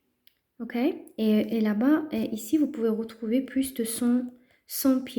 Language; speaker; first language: French; non-native, fluent; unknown